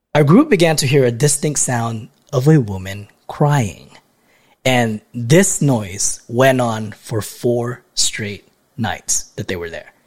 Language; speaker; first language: English; non-native, local second language; Filipino